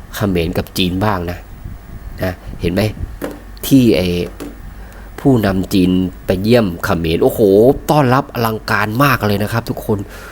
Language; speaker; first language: Thai; native; Thai